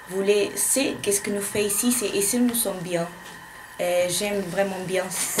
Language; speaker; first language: French; non-native, learner; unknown